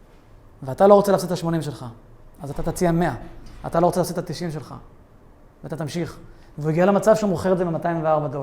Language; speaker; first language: Hebrew; native; Hebrew